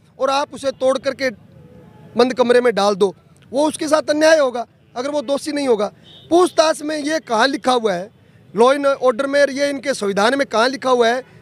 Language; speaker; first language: Hindi; native; Hindi